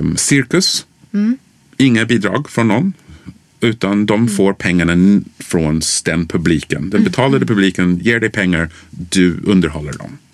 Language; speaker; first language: Swedish; early bilingual, other home language; English